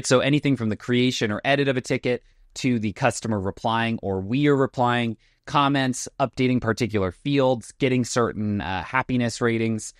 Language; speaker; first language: English; native; English